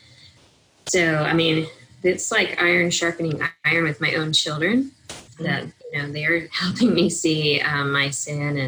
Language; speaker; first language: English; native; English